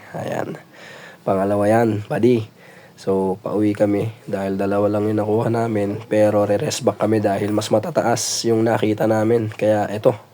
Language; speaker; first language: Filipino; non-native, local second language; Iloko